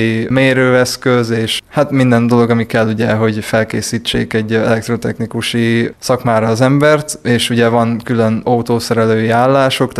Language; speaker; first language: Hungarian; native; Hungarian